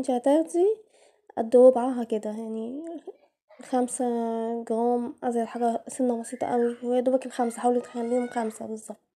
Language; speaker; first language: Arabic; native; Arabic